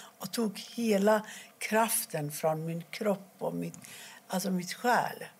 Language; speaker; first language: Swedish; non-native, fluent; Persian